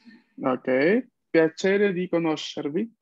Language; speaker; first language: Italian; non-native, fluent; Spanish